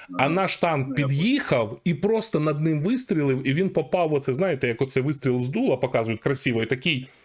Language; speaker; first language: Ukrainian; native; Ukrainian